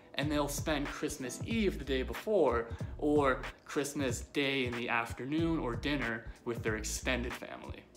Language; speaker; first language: English; native; English